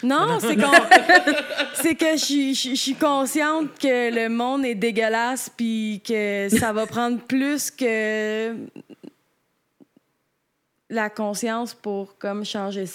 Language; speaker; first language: French; native; French